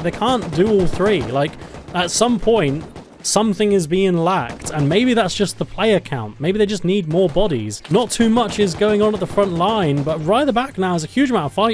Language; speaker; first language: English; native; English